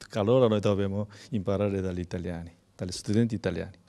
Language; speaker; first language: Italian; non-native, learner; Korean